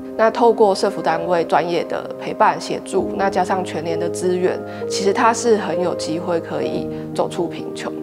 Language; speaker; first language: Chinese; native; Chinese